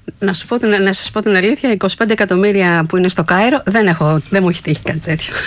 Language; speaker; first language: Greek; native; Greek